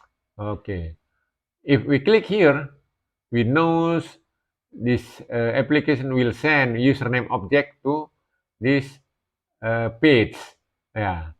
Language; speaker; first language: English; non-native, learner; Indonesian